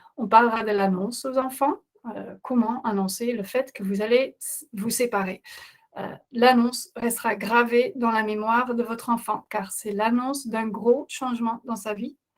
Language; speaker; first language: French; non-native, fluent; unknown